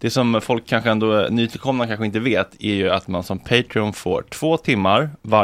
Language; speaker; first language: Swedish; native; Swedish